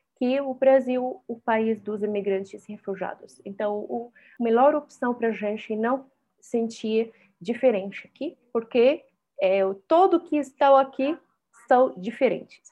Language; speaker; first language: Portuguese; non-native, fluent; Arabic